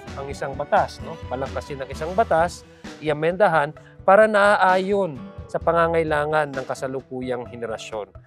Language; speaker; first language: Filipino; non-native, local second language; Maranao